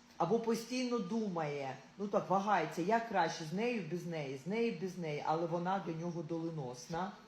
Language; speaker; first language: Ukrainian; non-native, local second language; Russian